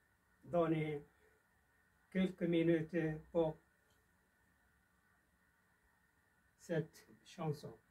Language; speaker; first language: French; non-native, learner; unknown